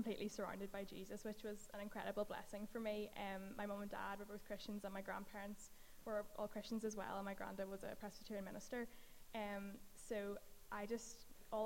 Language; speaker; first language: English; native; English